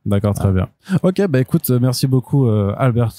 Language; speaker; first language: French; native; French